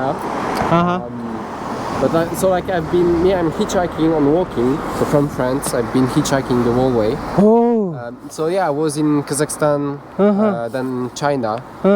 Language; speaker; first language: English; non-native, fluent; French